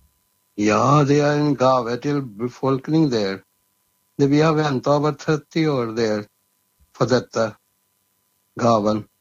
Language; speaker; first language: Norwegian; non-native, learner; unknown